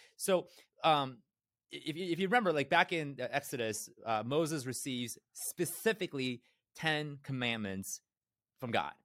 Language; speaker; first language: English; early bilingual, other home language; Korean